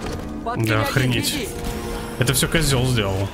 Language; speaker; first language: Russian; native; Russian